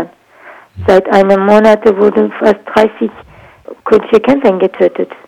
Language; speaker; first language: German; non-native, learner; Kurdish